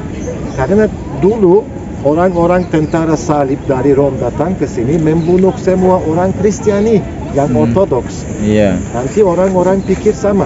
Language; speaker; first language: Indonesian; non-native, learner; Turkish